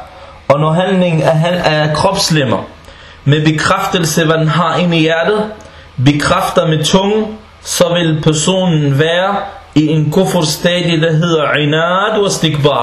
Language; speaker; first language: Danish; non-native, fluent; Arabic